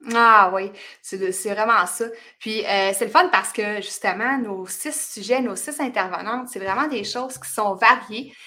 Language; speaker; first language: French; native; French